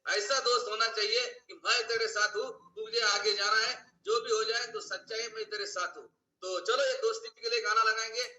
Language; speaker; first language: Hindi; non-native, local second language; Marathi